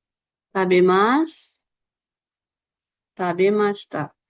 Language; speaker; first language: Japanese; non-native, fluent; Filipino